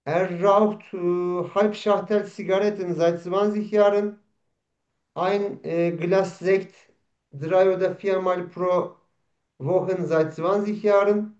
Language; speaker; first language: German; non-native, learner; Turkish